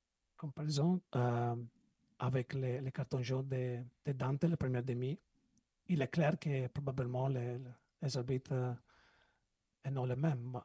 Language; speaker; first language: French; non-native, learner; Italian